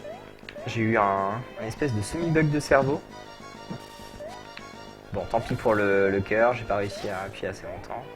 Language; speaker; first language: French; native; French